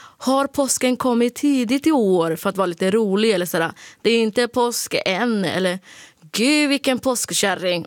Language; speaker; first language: Swedish; early bilingual, other home language; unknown